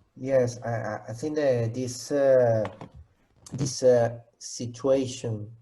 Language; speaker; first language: English; non-native, fluent; Spanish